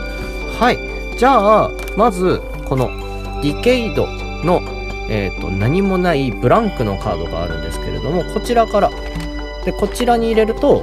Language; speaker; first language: Japanese; native; Japanese